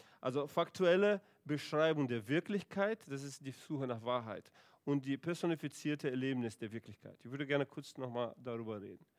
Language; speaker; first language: German; non-native, fluent; Portuguese